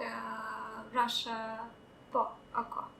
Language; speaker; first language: Filipino; non-native, learner; Russian